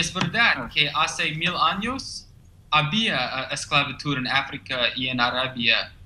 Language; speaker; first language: Spanish; non-native, learner; English